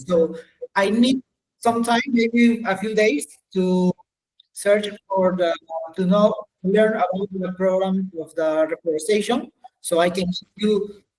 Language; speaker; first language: English; non-native, learner; Spanish